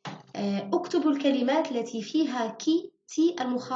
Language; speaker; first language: Arabic; early bilingual, heritage; Arabic